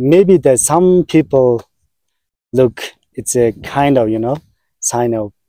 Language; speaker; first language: English; non-native, learner; Mongolian